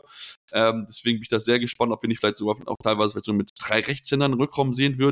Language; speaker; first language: German; native; German